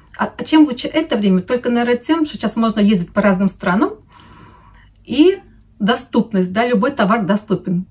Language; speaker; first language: Russian; non-native, local second language; Lithuanian